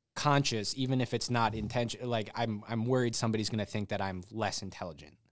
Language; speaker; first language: English; native; English